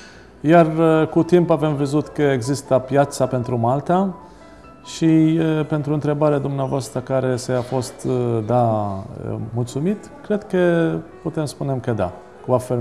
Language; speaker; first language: Romanian; non-native, learner; Maltese